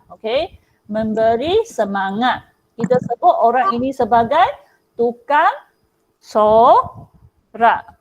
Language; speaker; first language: Malay; non-native, local second language; Chinese